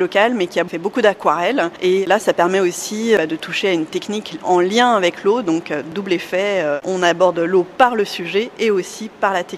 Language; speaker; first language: French; native; French